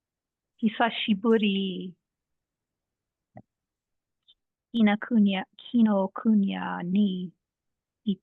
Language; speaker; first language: Japanese; non-native, learner; English